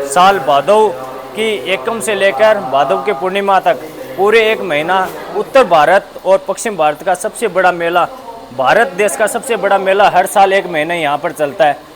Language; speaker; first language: Hindi; native; Hindi